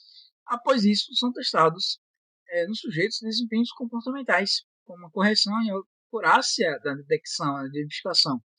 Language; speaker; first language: Portuguese; native; Portuguese